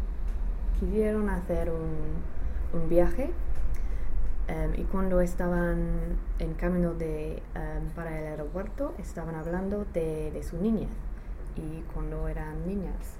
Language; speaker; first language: Spanish; non-native, fluent; English